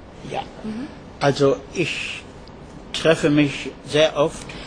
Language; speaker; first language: German; native; German